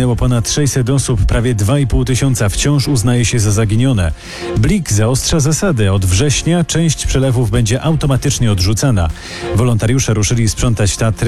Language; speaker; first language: Polish; native; Polish